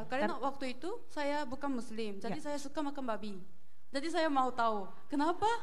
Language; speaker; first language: Indonesian; non-native, learner; Korean